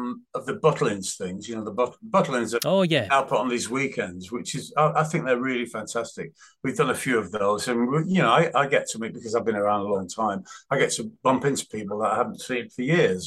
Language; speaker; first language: English; native; English